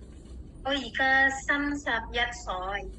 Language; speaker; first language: Cantonese; non-native, learner; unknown